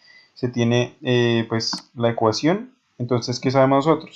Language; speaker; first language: Spanish; native; Spanish